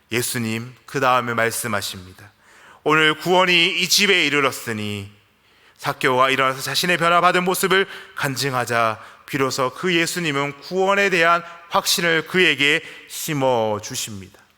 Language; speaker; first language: Korean; native; Korean